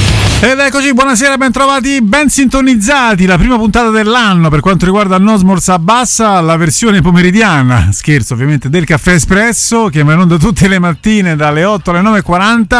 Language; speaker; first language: Italian; native; Italian